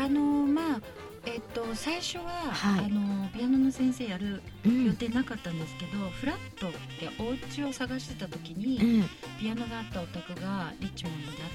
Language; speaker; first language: Japanese; native; Japanese